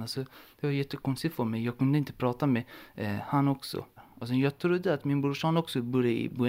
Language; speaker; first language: Swedish; non-native, learner; Persian